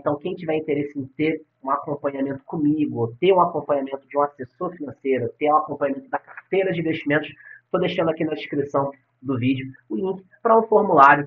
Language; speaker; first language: Portuguese; native; Portuguese